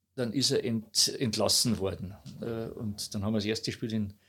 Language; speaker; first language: German; native; German